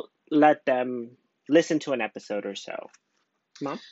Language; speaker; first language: English; early bilingual, other home language; Spanish